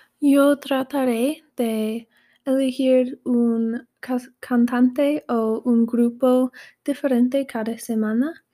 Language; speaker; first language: Spanish; non-native, learner; English